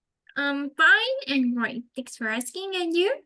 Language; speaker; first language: English; non-native, fluent; Spanish